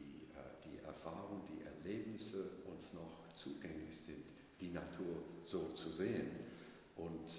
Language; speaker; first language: German; non-native, fluent; English